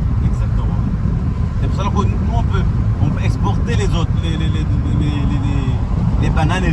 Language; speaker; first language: French; non-native, local second language; Comorian